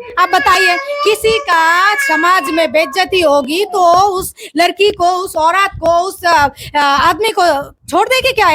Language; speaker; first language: Hindi; non-native, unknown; Bangla